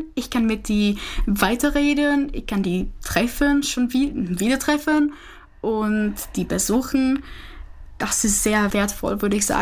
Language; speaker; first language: German; non-native, fluent; Czech